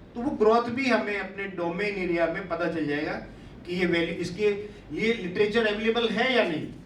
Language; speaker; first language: Hindi; native; Hindi